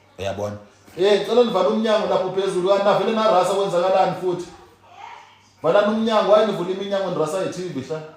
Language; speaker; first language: Zulu; native; Zulu